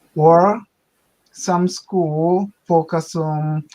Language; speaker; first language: English; non-native, learner; Japanese